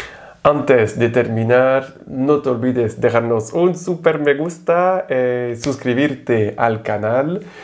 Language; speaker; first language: Spanish; non-native, fluent; French